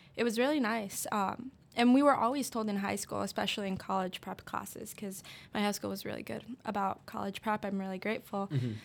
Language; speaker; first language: English; native; English